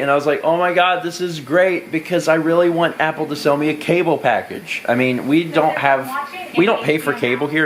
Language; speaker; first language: English; native; English